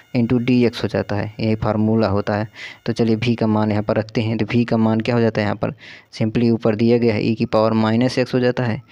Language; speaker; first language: Hindi; native; Hindi